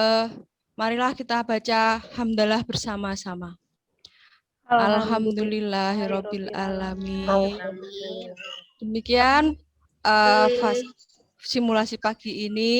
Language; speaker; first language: Indonesian; native; Indonesian